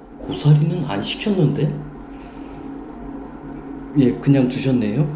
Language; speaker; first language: Korean; native; Korean